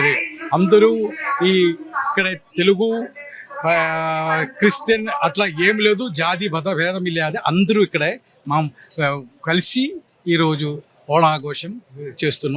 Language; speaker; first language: Telugu; non-native, local second language; Malayalam